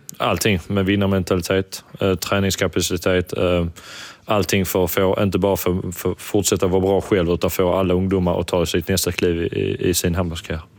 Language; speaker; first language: Swedish; native; Swedish